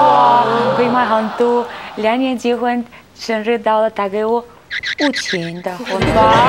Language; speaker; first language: Chinese; non-native, learner; Russian